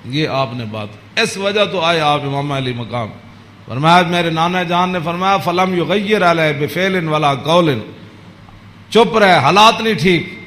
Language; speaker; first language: Urdu; non-native, local second language; Punjabi